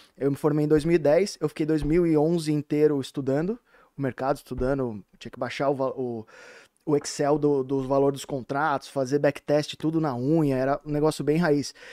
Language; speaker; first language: Portuguese; native; Portuguese